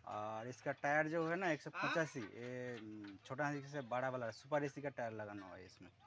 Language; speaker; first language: Hindi; non-native, local second language; Bangla